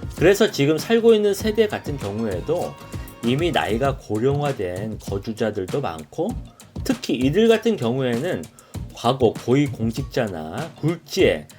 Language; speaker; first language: Korean; native; Korean